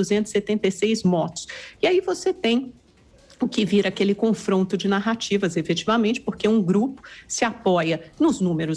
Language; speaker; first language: Portuguese; native; Portuguese